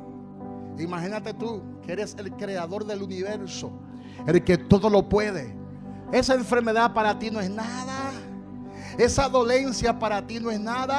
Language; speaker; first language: Spanish; native; Spanish